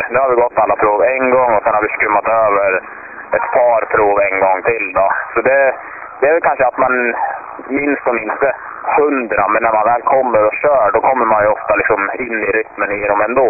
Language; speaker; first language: Swedish; native; Swedish